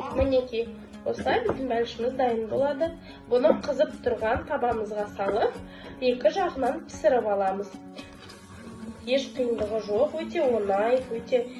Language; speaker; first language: Kazakh; non-native, local second language; Chechen